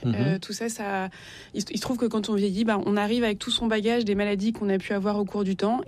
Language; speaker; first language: French; native; French